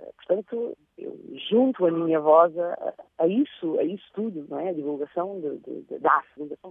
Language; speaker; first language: Portuguese; non-native, local second language; Kabuverdianu